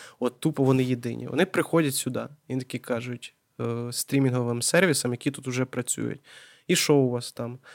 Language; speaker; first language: Ukrainian; non-native, local second language; Russian